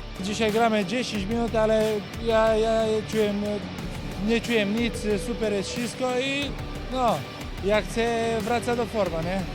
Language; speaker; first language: Polish; non-native, learner; Romanian